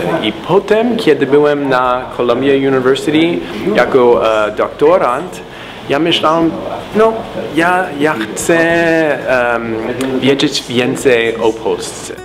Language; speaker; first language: Polish; non-native, fluent; English